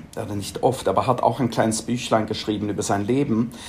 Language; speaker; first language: German; non-native, fluent; Swedish